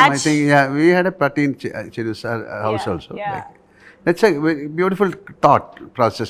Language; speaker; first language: English; non-native, local second language; Malayalam